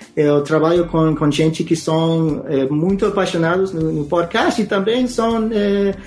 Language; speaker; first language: Portuguese; non-native, fluent; English